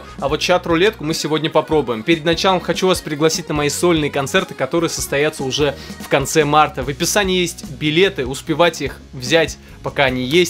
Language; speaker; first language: Russian; native; Russian